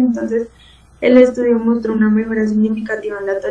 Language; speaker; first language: Spanish; native; Spanish